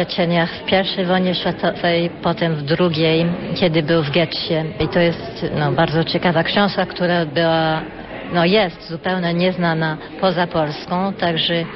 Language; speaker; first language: Polish; early bilingual, heritage; Polish